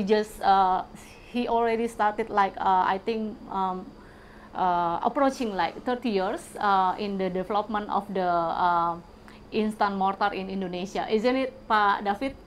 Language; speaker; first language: English; non-native, fluent; Indonesian